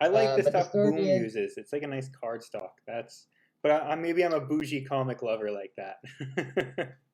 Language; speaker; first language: English; native; English